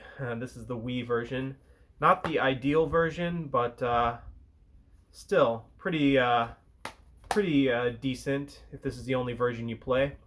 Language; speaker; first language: English; native; English